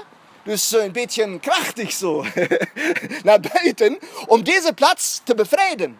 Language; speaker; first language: Dutch; non-native, fluent; German